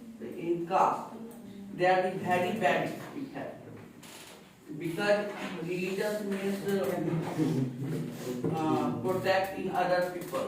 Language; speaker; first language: English; non-native, learner; Hindi